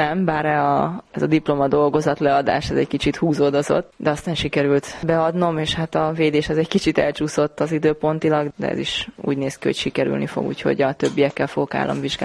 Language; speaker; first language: Hungarian; native; Hungarian